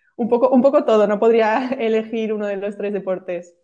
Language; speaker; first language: Spanish; native; Spanish